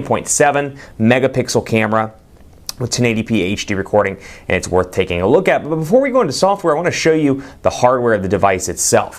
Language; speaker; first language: English; native; English